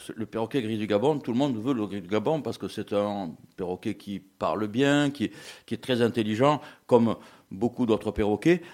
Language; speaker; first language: French; native; French